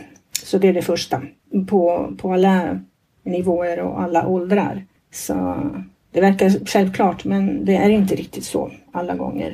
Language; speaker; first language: Swedish; non-native, fluent; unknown